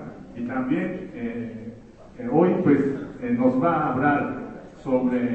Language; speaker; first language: Spanish; non-native, fluent; Japanese